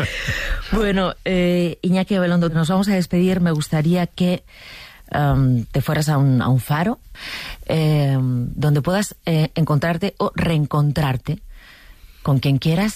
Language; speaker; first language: Spanish; native; Spanish